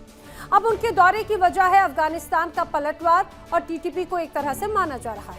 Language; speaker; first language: Hindi; native; Hindi